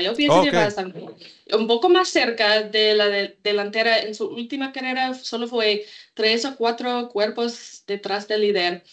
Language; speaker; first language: Spanish; non-native, learner; English